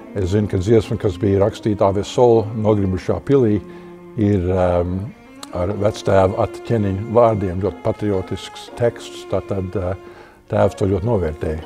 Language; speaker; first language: Latvian; early bilingual, heritage; Latvian